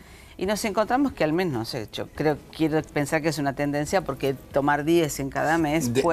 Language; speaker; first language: Spanish; native; Spanish